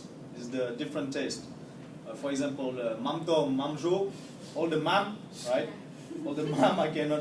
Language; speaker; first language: English; non-native, fluent; French